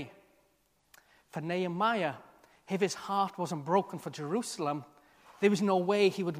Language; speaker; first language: English; native; English